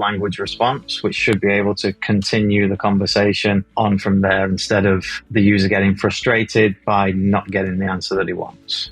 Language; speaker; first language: English; native; English